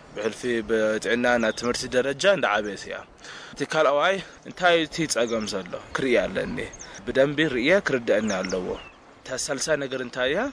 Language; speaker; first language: Tigrinya; early bilingual, heritage; Tigrinya